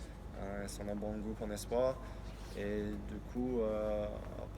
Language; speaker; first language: French; non-native, learner; English